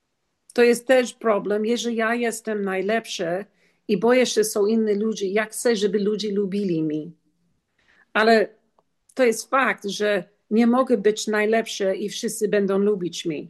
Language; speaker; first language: Polish; non-native, learner; English